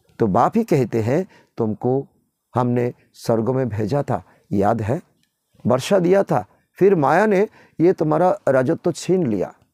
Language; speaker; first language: Hindi; non-native, local second language; Bangla